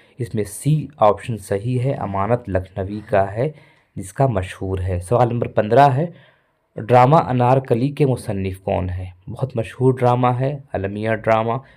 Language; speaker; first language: Hindi; native; Hindi